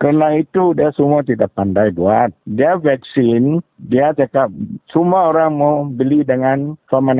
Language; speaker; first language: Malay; non-native, local second language; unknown